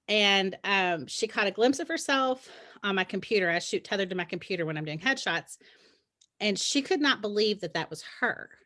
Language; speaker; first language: English; native; English